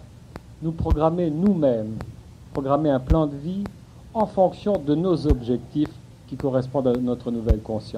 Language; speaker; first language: French; native; French